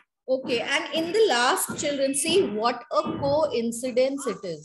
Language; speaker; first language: English; non-native, local second language; Hindi